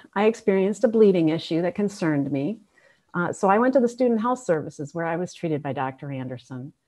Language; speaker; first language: English; native; English